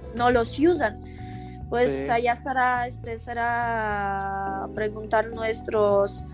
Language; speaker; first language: Spanish; non-native, fluent; Ukrainian